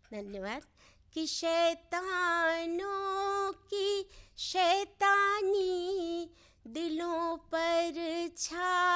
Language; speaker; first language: Hindi; native; Hindi